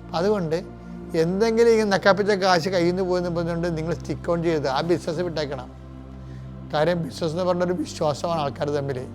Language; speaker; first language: Malayalam; native; Malayalam